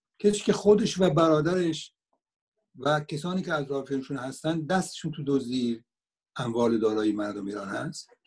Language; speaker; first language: Persian; native; Persian